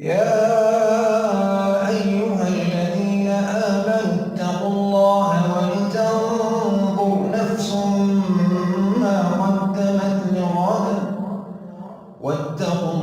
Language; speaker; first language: Arabic; native; Arabic